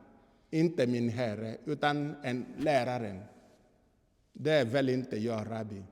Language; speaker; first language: Swedish; non-native, fluent; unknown